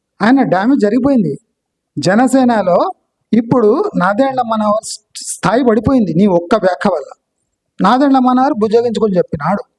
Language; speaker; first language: Telugu; non-native, local second language; Kannada